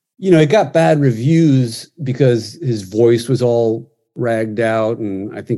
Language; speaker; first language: English; native; English